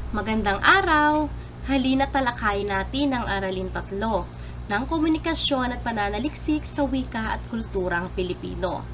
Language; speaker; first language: Filipino; native; Filipino